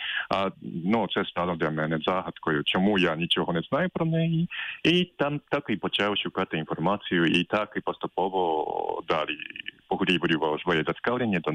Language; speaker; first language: Ukrainian; non-native, fluent; Japanese